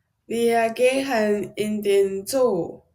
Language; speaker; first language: German; non-native, learner; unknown